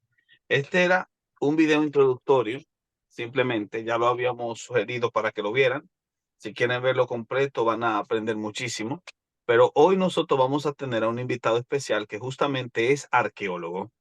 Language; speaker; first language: Spanish; native; Spanish